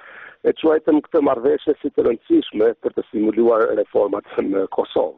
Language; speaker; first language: Albanian; native; Albanian